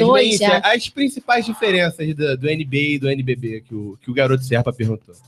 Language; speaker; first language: Portuguese; native; Portuguese